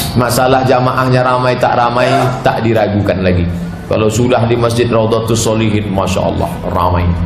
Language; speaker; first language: Malay; native; Malay